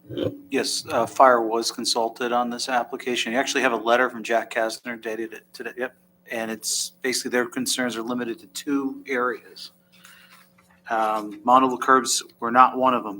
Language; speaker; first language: English; native; English